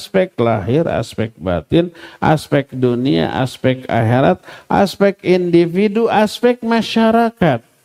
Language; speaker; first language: Indonesian; non-native, local second language; Sundanese